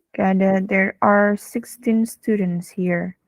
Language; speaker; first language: English; non-native, fluent; Indonesian